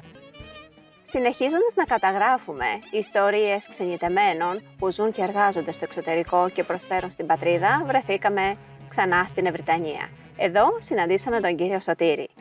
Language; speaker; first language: Greek; native; Greek